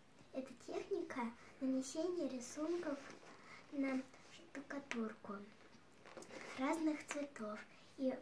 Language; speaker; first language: Russian; native; Russian